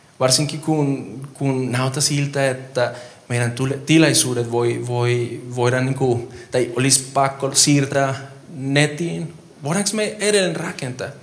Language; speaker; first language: Finnish; non-native, fluent; Spanish